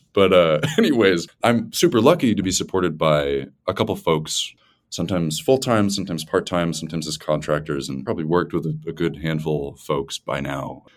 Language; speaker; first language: English; native; English